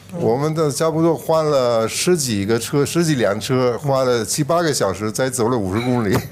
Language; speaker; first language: Chinese; non-native, fluent; Italian